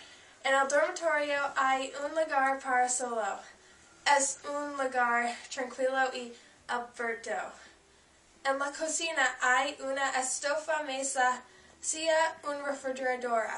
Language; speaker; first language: Spanish; non-native, learner; English